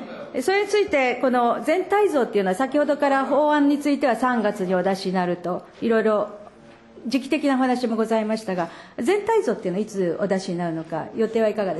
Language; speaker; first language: Japanese; native; Japanese